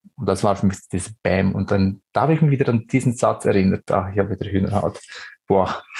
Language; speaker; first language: German; early bilingual, other home language; Greek